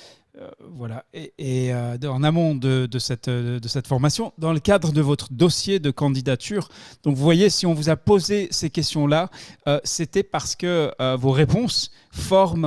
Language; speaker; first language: French; native; French